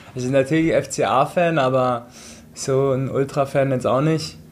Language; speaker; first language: German; native; German